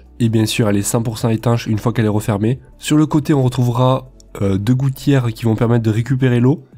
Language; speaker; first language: French; native; French